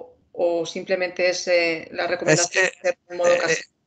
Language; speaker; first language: Spanish; native; Spanish